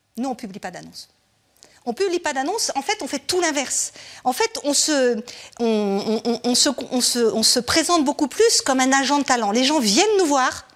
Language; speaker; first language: French; native; French